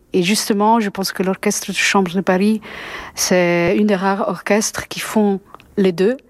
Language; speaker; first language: French; non-native, fluent; Italian